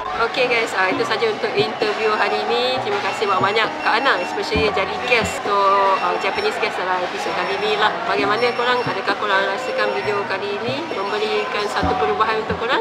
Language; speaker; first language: Malay; native; Malay